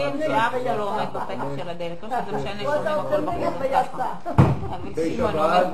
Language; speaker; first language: Hebrew; native; Hebrew